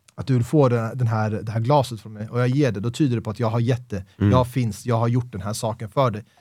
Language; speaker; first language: Swedish; native; Swedish